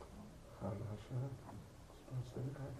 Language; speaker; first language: Russian; non-native, learner; English